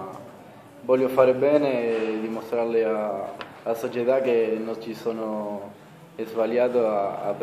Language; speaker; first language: Italian; non-native, fluent; Spanish